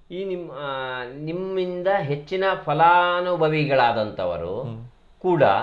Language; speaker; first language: Kannada; native; Kannada